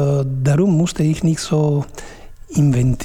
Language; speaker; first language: German; non-native, fluent; Italian